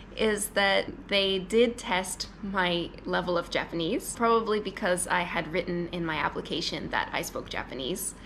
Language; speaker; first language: English; native; English